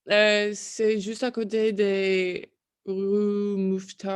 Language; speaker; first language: French; non-native, learner; English